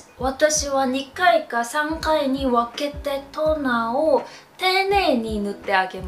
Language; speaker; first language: Japanese; non-native, fluent; Korean